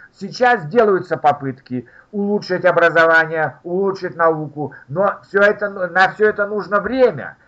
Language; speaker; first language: Russian; native; Russian